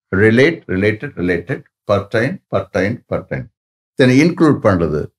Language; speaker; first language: English; non-native, local second language; Tamil